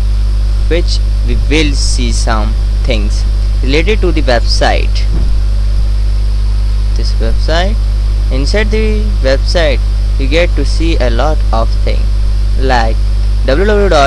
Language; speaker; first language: English; non-native, learner; Hindi